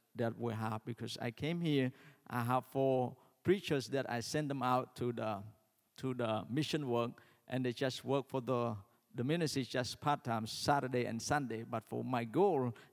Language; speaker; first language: English; non-native, learner; Khmer